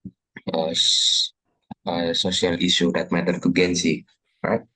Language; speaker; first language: English; non-native, learner; Indonesian